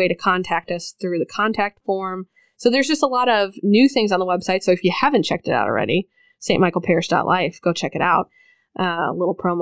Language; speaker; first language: English; native; English